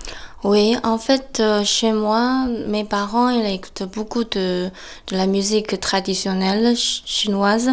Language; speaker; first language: French; non-native, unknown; Chinese